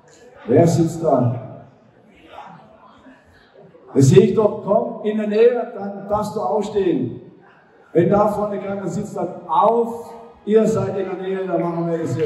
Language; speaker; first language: German; native; German